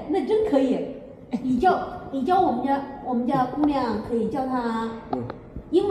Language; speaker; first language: Chinese; native; Chinese